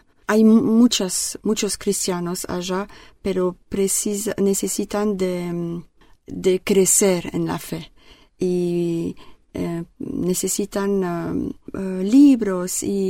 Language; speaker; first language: Spanish; non-native, learner; French